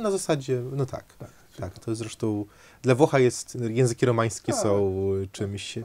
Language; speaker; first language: Polish; native; Polish